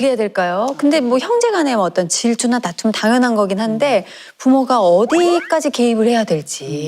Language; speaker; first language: Korean; native; Korean